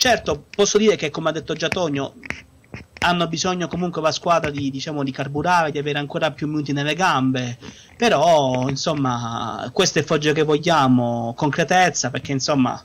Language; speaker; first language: Italian; native; Italian